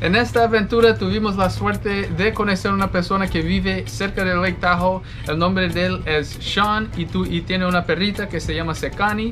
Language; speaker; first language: Spanish; non-native, fluent; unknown